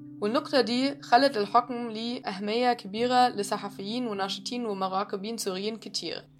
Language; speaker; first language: Arabic; native; Arabic